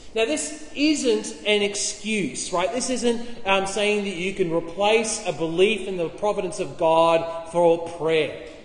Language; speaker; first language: English; native; English